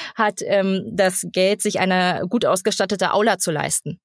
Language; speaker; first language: German; native; German